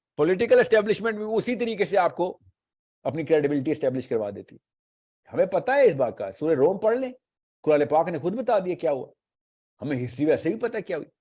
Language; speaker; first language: Urdu; native; Urdu